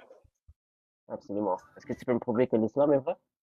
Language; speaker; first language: French; non-native, fluent; English